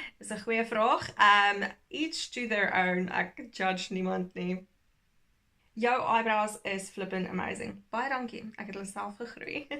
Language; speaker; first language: Afrikaans; early bilingual, heritage; Afrikaans